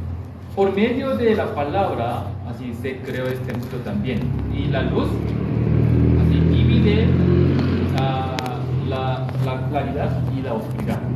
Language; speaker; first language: Spanish; non-native, fluent; Korean